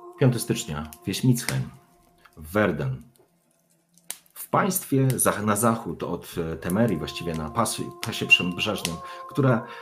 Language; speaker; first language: Polish; native; Polish